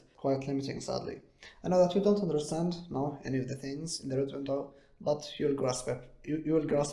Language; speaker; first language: English; non-native, fluent; Arabic